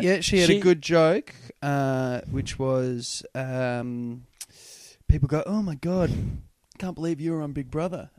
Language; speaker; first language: English; native; English